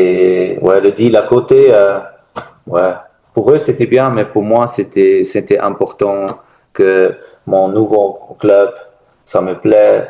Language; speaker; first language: French; non-native, learner; German